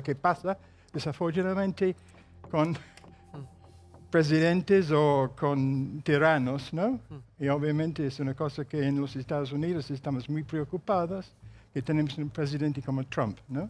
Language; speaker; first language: Spanish; non-native, fluent; English